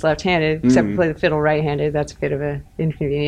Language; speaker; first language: English; native; English